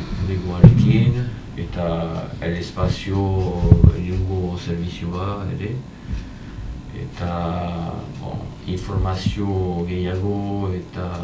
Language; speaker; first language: Basque; non-native, learner; French